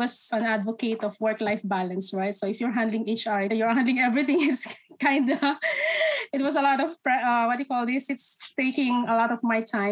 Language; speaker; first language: English; non-native, local second language; Filipino